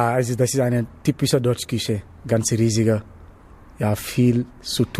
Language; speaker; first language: German; non-native, learner; Wolof